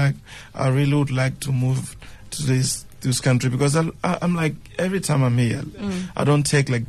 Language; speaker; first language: English; non-native, fluent; Tsonga